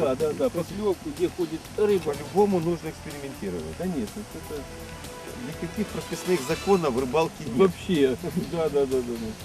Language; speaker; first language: Russian; non-native, local second language; Ukrainian